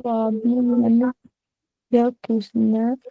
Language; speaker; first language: French; non-native, learner; Punjabi